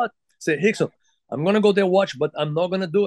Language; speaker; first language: English; non-native, fluent; Portuguese